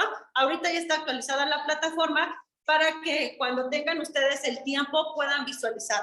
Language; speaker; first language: Spanish; native; Spanish